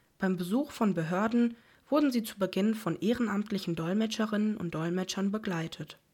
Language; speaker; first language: German; native; German